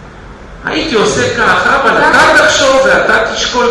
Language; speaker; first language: Hebrew; non-native, fluent; Russian